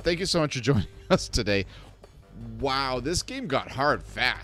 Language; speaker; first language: English; native; English